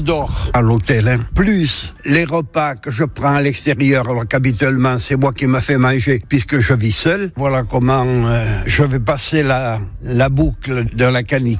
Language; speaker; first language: French; native; French